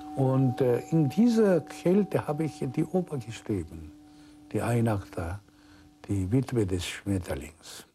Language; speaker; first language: German; non-native, fluent; Korean